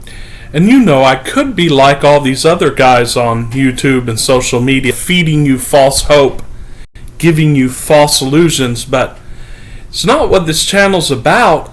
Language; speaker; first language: English; native; English